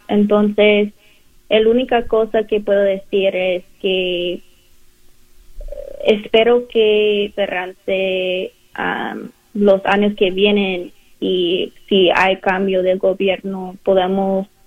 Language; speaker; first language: Spanish; non-native, learner; English